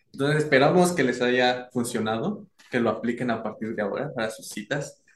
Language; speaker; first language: Spanish; native; Spanish